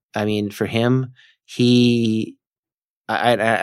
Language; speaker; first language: English; native; English